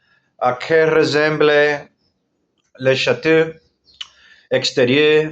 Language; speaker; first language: French; non-native, learner; Spanish